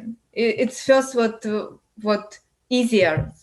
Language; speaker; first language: English; non-native, learner; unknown